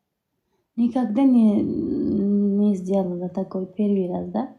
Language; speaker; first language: Russian; non-native, learner; Uzbek